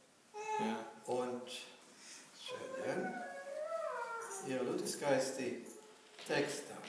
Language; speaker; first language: Latvian; non-native, learner; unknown